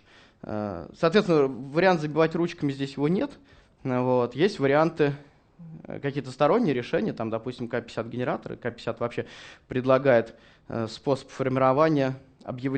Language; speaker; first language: Russian; native; Russian